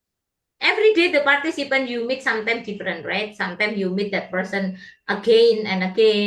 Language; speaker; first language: English; non-native, learner; Indonesian